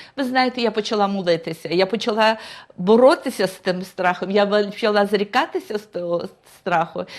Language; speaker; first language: Ukrainian; non-native, fluent; Russian